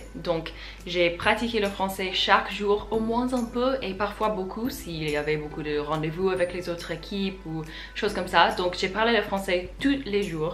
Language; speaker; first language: French; non-native, fluent; English